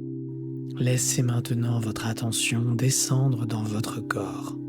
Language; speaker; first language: French; native; French